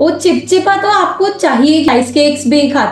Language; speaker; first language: Hindi; native; Hindi